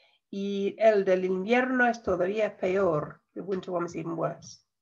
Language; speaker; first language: Spanish; non-native, fluent; English